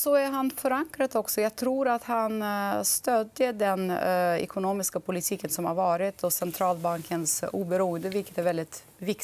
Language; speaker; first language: Swedish; non-native, fluent; Russian